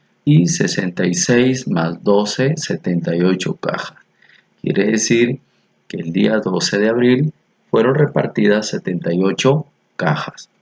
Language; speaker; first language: Spanish; native; Spanish